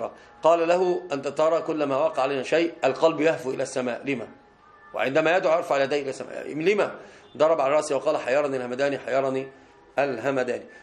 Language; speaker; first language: Arabic; native; Arabic